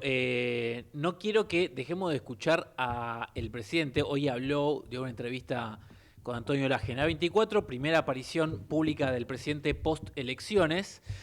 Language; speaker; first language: Spanish; native; Spanish